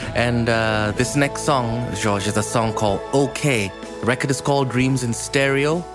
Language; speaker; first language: English; non-native, local second language; Kikuyu